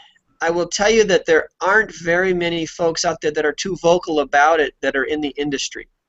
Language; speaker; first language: English; native; English